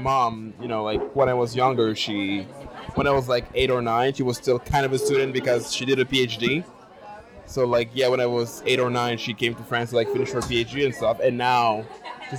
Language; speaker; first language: English; non-native, local second language; French